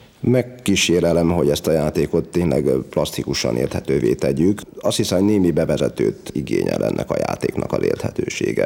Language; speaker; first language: Hungarian; native; Hungarian